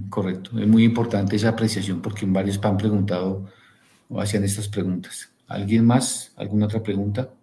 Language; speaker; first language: Spanish; native; Spanish